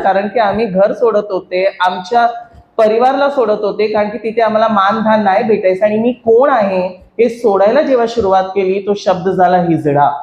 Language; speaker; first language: Marathi; non-native, local second language; Hindi